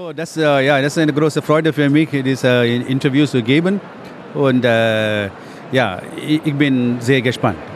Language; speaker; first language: German; non-native, fluent; Tamil